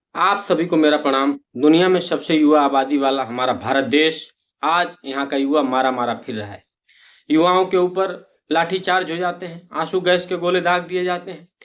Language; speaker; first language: Hindi; native; Hindi